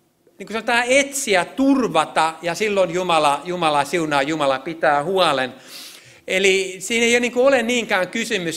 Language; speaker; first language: Finnish; native; Finnish